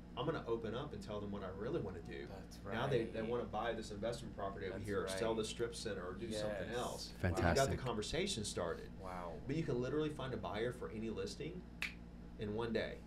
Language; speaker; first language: English; native; English